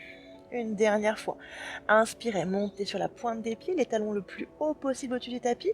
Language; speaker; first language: French; native; French